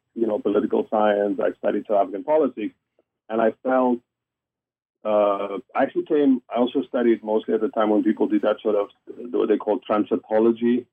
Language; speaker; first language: English; non-native, local second language; Afrikaans